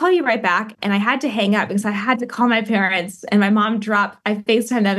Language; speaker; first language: English; native; English